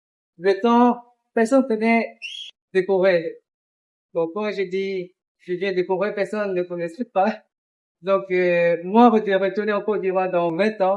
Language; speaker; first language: French; non-native, learner; Korean